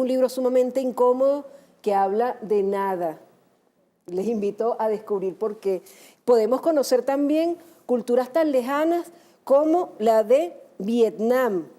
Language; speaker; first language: Spanish; native; Spanish